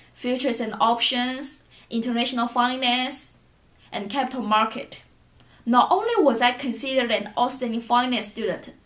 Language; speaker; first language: English; non-native, fluent; Chinese